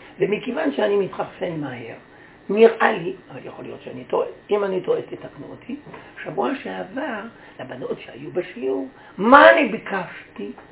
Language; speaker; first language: Hebrew; native; Hebrew